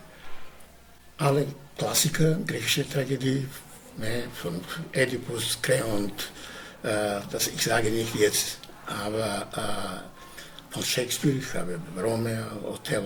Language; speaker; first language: German; non-native, learner; Romany